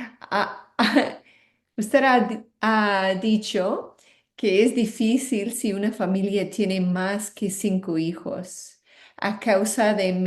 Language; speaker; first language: Spanish; non-native, fluent; English